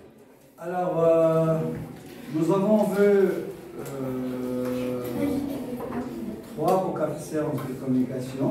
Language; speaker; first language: French; non-native, local second language; Arabic